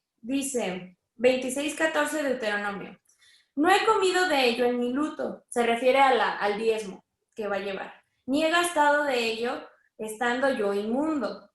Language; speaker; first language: Spanish; native; Spanish